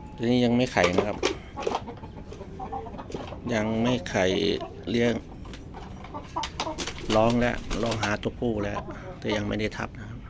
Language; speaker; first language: Thai; native; Thai